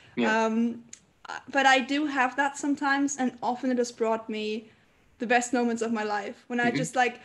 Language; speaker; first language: English; early bilingual, other home language; German